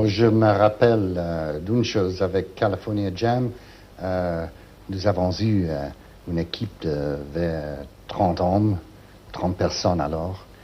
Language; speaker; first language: French; non-native, learner; English